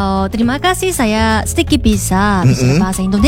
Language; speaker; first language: Indonesian; non-native, learner; Korean